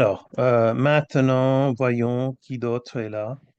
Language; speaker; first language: French; non-native, fluent; Bangla